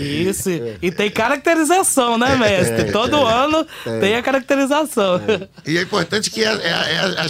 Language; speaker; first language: Portuguese; native; Portuguese